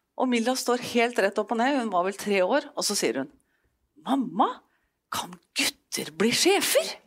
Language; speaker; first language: Norwegian; native; Norwegian